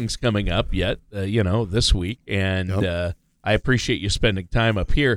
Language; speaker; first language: English; native; English